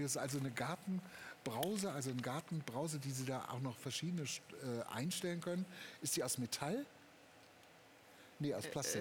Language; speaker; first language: German; native; German